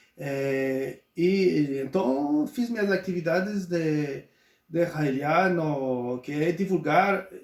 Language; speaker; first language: Portuguese; non-native, local second language; Spanish